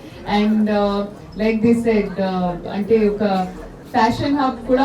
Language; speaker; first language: Telugu; non-native, fluent; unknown